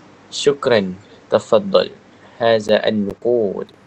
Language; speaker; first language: Arabic; non-native, learner; Malay